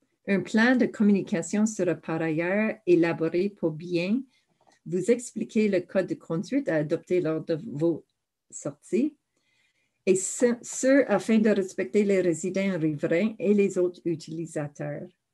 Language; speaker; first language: French; native; French